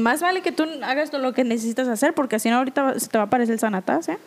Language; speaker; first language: Spanish; early bilingual, heritage; Spanish